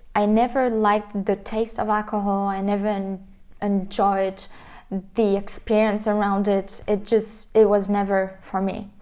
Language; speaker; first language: English; non-native, fluent; French